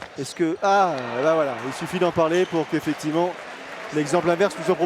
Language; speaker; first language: French; native; French